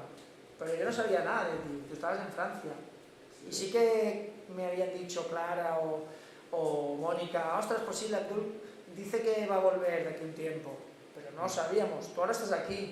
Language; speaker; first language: Spanish; native; Spanish